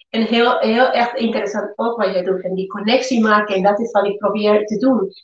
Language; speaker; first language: Dutch; non-native, learner; Spanish